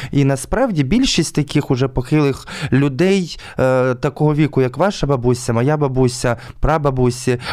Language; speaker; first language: Ukrainian; native; Ukrainian